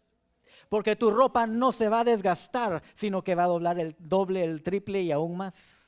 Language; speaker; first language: Spanish; native; Spanish